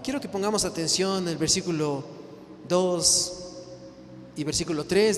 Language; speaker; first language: Spanish; native; Spanish